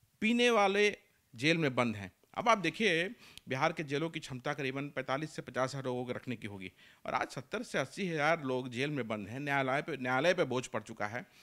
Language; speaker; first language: Hindi; native; Hindi